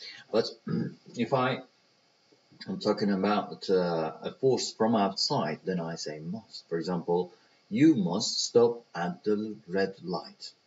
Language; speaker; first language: English; non-native, fluent; Persian